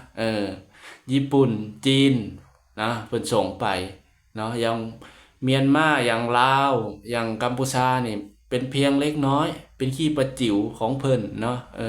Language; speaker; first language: Thai; non-native, local second language; Lao